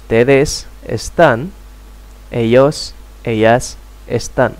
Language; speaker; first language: Spanish; non-native, fluent; Indonesian